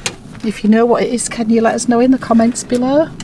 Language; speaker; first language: English; native; English